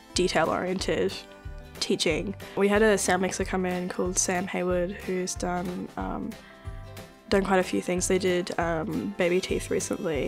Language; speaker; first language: English; native; English